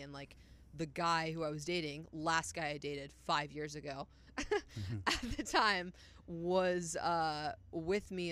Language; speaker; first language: English; native; English